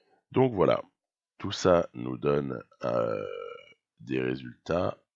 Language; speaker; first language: French; native; French